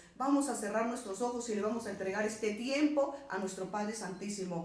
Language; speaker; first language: Spanish; native; Spanish